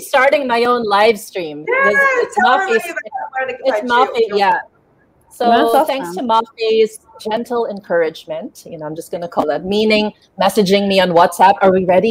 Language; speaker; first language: English; non-native, local second language; Filipino